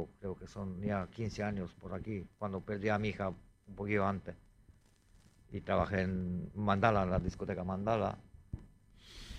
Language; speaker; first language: Spanish; non-native, fluent; Romanian